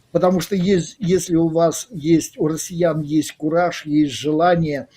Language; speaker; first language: Russian; native; Russian